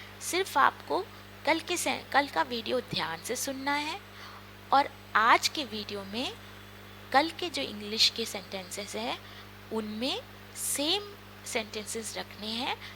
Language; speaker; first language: Hindi; non-native, local second language; Marathi